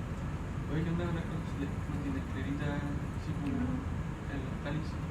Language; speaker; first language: Spanish; native; Spanish